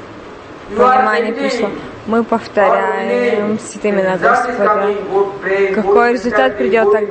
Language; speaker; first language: Russian; native; Russian